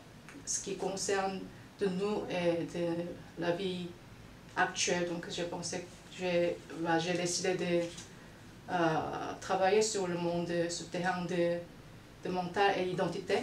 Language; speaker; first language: French; non-native, fluent; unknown